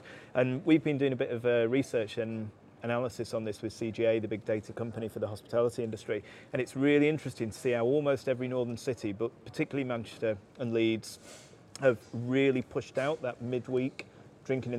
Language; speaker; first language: English; native; English